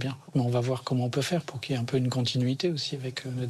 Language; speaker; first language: French; native; French